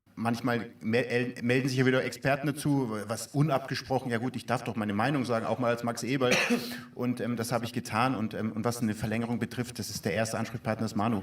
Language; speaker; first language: German; native; German